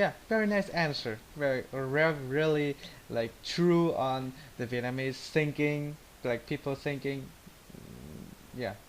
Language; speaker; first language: English; non-native, learner; Vietnamese